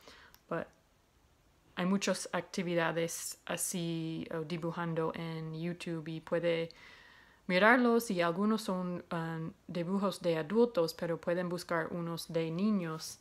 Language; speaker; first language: Spanish; non-native, fluent; English